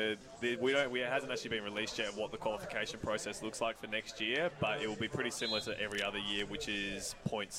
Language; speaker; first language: English; native; English